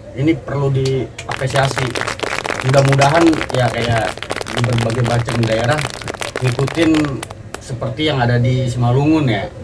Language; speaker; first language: Indonesian; native; Indonesian